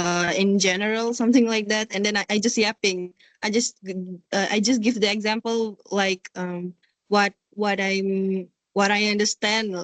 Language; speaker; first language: English; non-native, learner; Indonesian